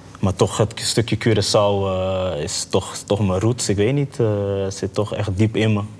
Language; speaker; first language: Dutch; early bilingual, other home language; Papiamento